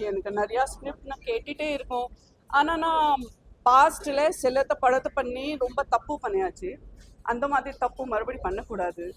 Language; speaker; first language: Tamil; non-native, local second language; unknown